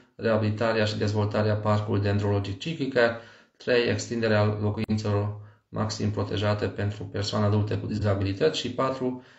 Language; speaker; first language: Romanian; non-native, local second language; Hungarian